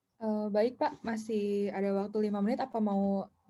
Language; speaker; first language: Indonesian; native; Indonesian